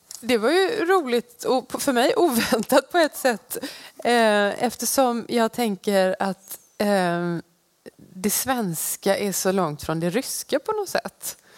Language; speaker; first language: Swedish; native; Swedish